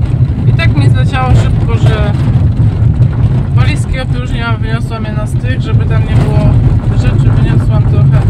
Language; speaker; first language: Polish; native; Polish